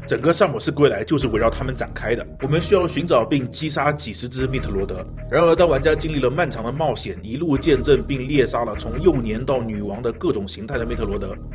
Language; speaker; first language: Chinese; native; Chinese